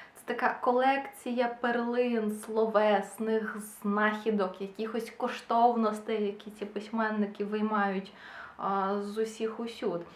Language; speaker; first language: Ukrainian; non-native, local second language; Russian